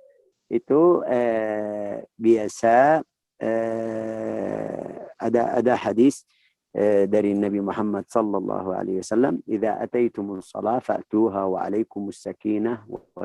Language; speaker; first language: Indonesian; non-native, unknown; Arabic